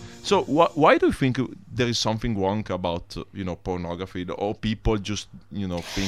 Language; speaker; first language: English; non-native, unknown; Italian